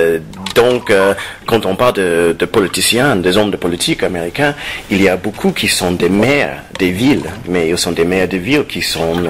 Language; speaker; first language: French; non-native, fluent; English